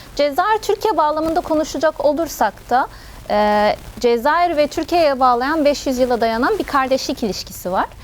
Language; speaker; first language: Turkish; non-native, fluent; Arabic